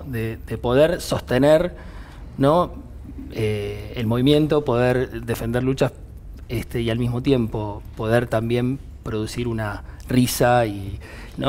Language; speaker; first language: Spanish; native; Spanish